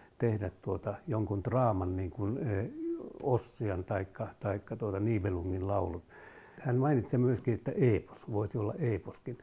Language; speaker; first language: Finnish; native; Finnish